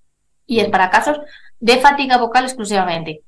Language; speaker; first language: Spanish; native; Spanish